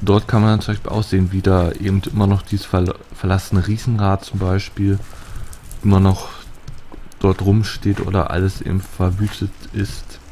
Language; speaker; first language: German; native; German